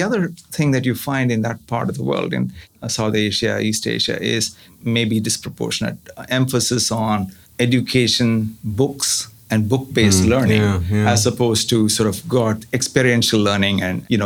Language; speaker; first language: English; non-native, local second language; Tamil